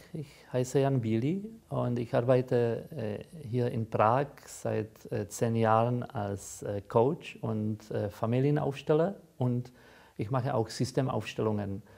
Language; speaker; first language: German; non-native, fluent; Czech